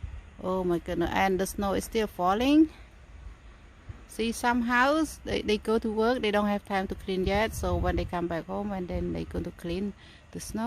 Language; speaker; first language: English; non-native, fluent; Khmer